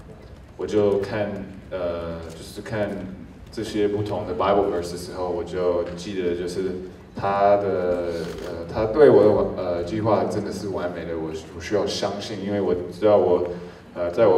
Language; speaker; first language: Chinese; early bilingual, heritage; English